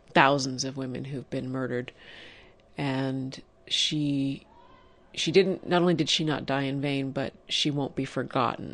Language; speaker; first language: English; native; English